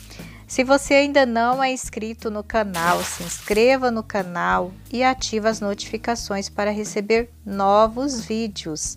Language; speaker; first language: Portuguese; native; Portuguese